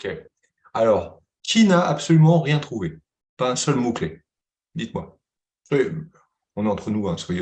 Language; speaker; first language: French; native; French